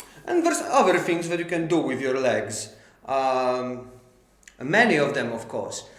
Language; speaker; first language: English; non-native, fluent; Polish